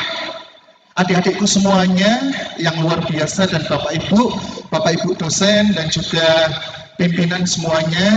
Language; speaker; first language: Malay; non-native, local second language; Javanese